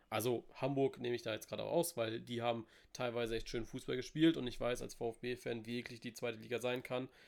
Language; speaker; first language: German; native; German